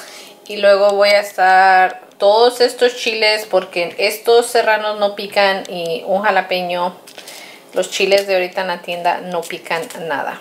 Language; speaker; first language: Spanish; early bilingual, heritage; Spanish